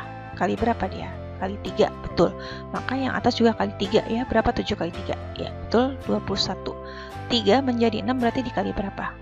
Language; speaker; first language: Indonesian; native; Indonesian